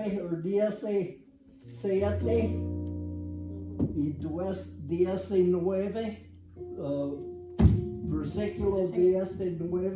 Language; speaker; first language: Spanish; non-native, learner; English